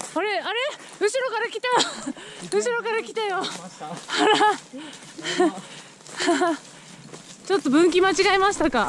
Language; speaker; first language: Japanese; native; Japanese